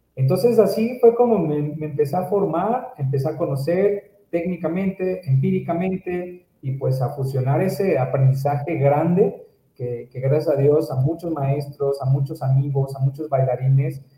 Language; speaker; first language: Spanish; native; Spanish